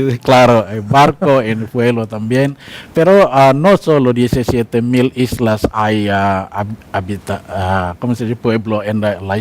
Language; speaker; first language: Spanish; non-native, learner; Indonesian